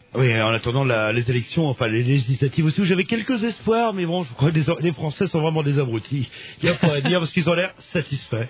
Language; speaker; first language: French; native; French